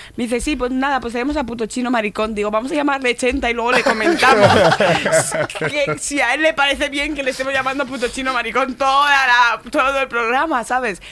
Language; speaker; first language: Spanish; native; Spanish